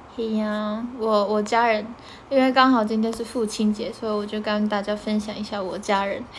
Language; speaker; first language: Chinese; early bilingual, heritage; Chinese